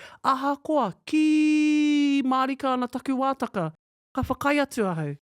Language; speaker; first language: Māori; non-native, local second language; English